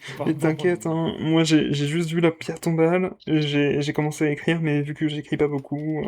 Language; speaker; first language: French; native; French